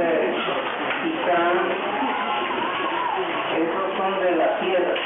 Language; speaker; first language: Spanish; non-native, local second language; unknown